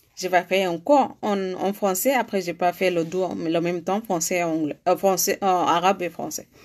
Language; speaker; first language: French; non-native, learner; Arabic